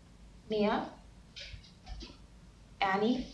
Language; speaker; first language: English; native; English